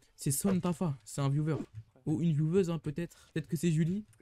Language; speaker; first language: French; native; French